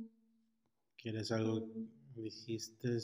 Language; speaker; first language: Spanish; early bilingual, heritage; Spanish